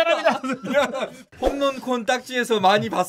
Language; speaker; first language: Korean; native; Korean